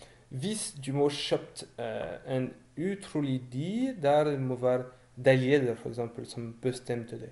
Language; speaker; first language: Norwegian; non-native, fluent; French